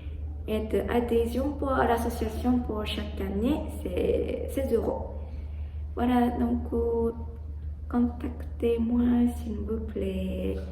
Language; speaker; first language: French; non-native, learner; Japanese